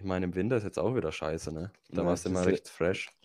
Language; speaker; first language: German; native; German